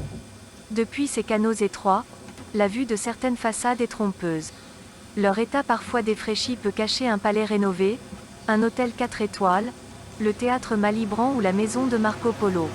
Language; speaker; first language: French; native; French